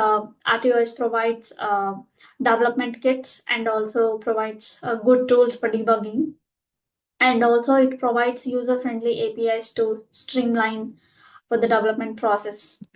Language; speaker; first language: English; non-native, local second language; Telugu